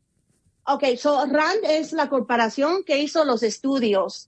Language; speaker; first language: Spanish; early bilingual, heritage; Spanish